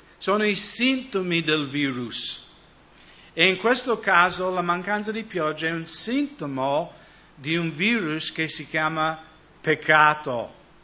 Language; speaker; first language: Italian; non-native, fluent; English